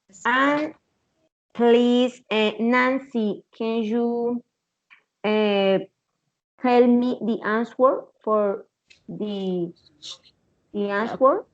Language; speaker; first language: English; non-native, learner; Spanish